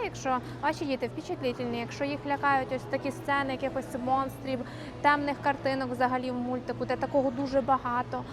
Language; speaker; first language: Ukrainian; native; Ukrainian